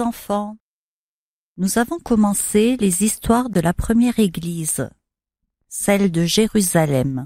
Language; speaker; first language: French; native; French